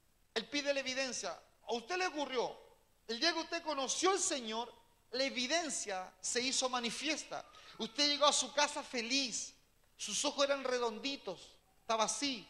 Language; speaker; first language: Spanish; native; Spanish